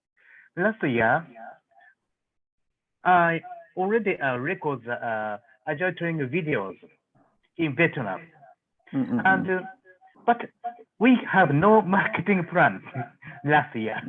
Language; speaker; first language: English; non-native, learner; Japanese